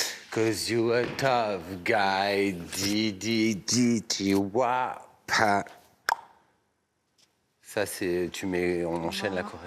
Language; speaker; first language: French; native; French